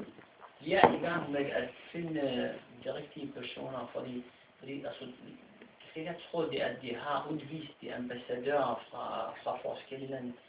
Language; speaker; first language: Danish; non-native, fluent; Arabic